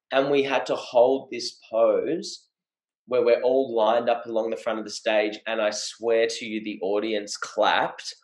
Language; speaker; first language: English; native; English